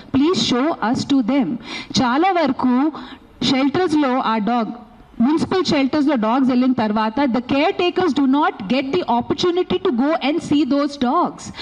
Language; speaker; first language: English; non-native, local second language; Telugu